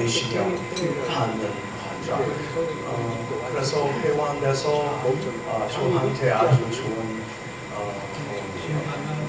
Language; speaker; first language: Korean; non-native, learner; English